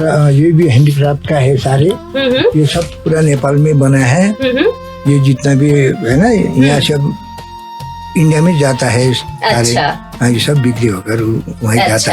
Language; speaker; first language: Hindi; non-native, learner; Nepali